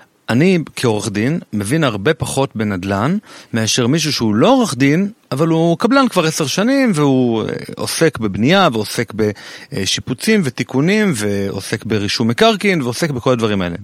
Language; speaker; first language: Hebrew; native; Hebrew